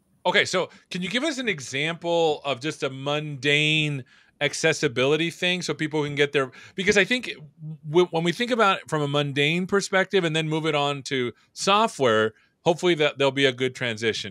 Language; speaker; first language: English; native; English